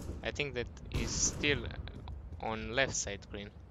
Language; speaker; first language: English; non-native, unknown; Romanian